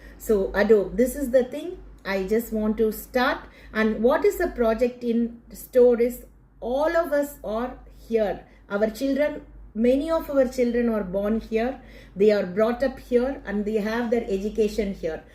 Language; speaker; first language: English; non-native, local second language; Tamil